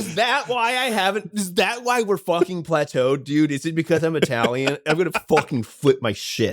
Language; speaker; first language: English; native; English